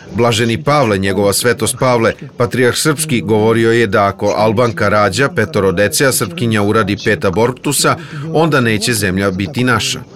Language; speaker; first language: Serbian; native; Serbian